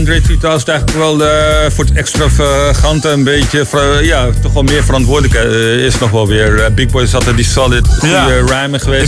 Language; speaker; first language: Dutch; native; Dutch